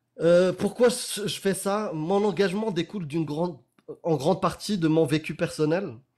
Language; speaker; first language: French; non-native, local second language; Arabic